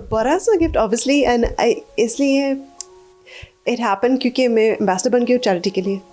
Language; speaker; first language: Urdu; early bilingual, heritage; Urdu